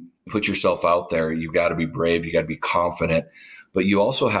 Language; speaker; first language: English; native; English